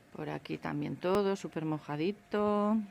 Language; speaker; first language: Spanish; native; Spanish